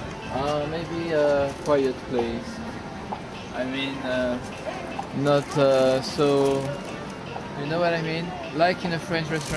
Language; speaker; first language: English; non-native, learner; French